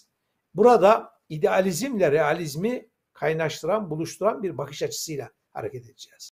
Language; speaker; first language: Turkish; native; Turkish